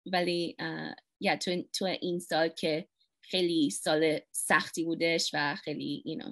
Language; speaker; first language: Persian; early bilingual, heritage; Persian